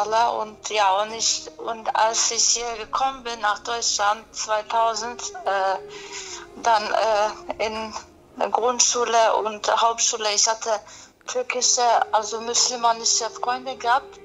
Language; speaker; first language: German; early bilingual, other home language; Polish